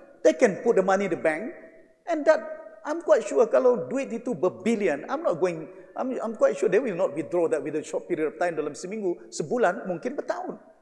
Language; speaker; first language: English; non-native, local second language; Malay